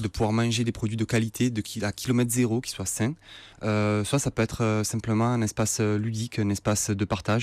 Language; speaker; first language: French; native; French